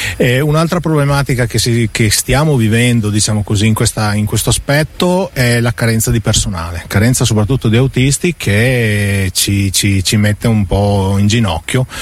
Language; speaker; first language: Italian; native; Italian